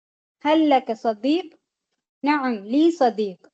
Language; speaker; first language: Arabic; non-native, learner; Tamil